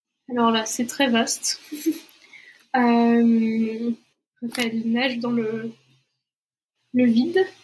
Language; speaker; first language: French; non-native, fluent; Portuguese